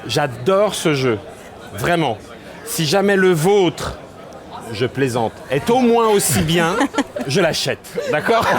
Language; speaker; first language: French; native; French